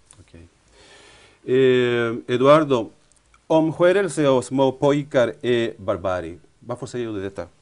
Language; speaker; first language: Swedish; non-native, fluent; Spanish